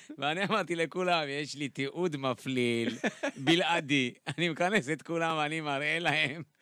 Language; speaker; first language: Hebrew; early bilingual, other home language; Amharic